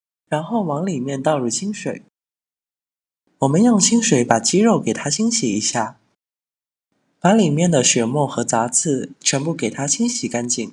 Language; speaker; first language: Chinese; native; Chinese